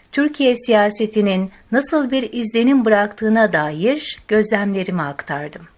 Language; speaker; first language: Turkish; non-native, fluent; Arabic